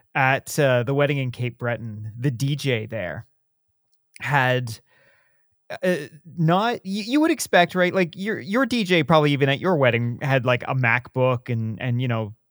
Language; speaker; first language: English; native; English